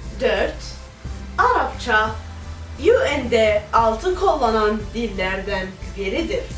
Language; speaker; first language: Turkish; non-native, learner; Arabic